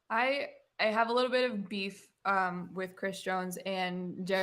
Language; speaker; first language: English; native; English